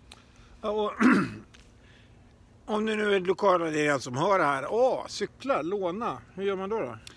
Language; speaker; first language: Swedish; native; Swedish